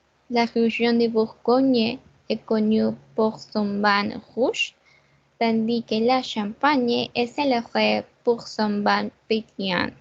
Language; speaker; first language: French; non-native, learner; Spanish